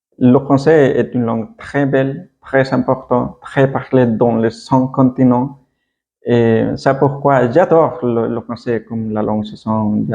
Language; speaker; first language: French; non-native, learner; Spanish